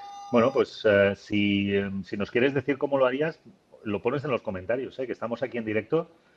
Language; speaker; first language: Spanish; native; Spanish